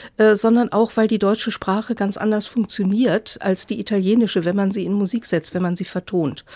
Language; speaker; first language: German; native; German